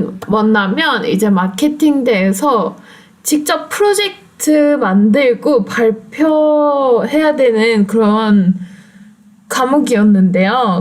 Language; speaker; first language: Korean; non-native, fluent; Turkish